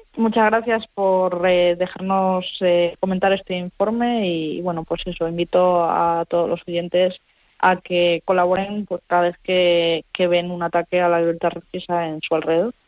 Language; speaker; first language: Spanish; native; Spanish